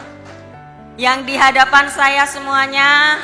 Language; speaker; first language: Indonesian; native; Indonesian